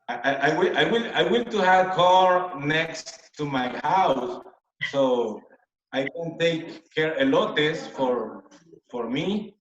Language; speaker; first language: English; non-native, learner; Spanish